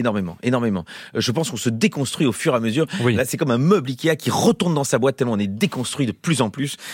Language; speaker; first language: French; native; French